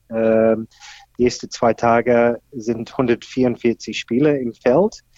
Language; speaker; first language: German; non-native, fluent; English